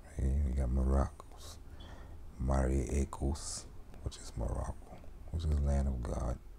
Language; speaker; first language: English; native; English